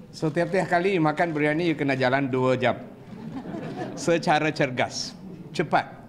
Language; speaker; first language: Malay; non-native, local second language; Tamil